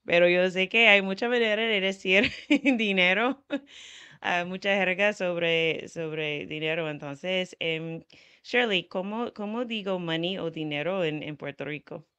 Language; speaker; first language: Spanish; non-native, fluent; English